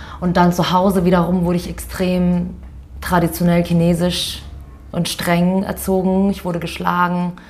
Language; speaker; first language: German; early bilingual, other home language; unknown